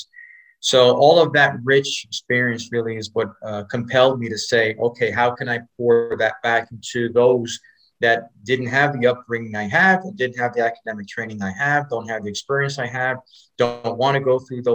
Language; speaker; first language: English; native; English